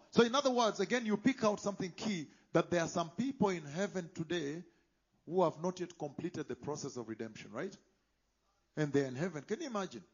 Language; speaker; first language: English; non-native, local second language; Luo (Kenya and Tanzania)